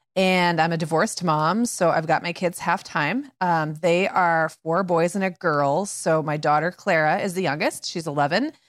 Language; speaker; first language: English; native; English